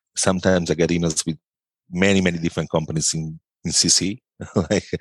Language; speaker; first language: English; non-native, fluent; Italian